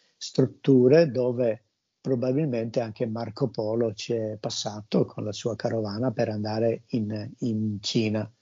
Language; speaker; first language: Italian; native; Italian